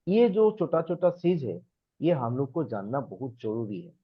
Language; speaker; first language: Hindi; non-native, local second language; Assamese